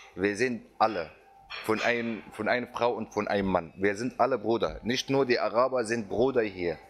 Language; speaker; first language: German; non-native, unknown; Arabic